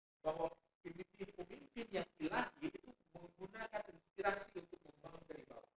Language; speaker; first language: Indonesian; native; Indonesian